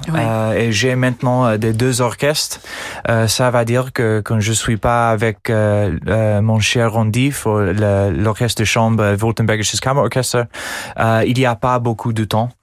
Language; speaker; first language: French; non-native, fluent; English